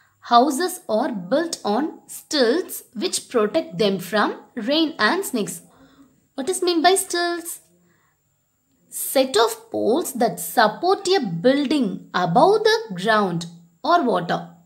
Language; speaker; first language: English; non-native, local second language; Tamil